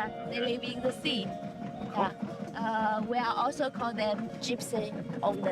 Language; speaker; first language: English; non-native, learner; Chinese